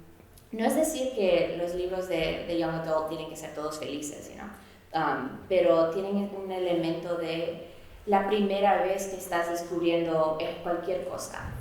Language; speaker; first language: Spanish; early bilingual, heritage; Spanish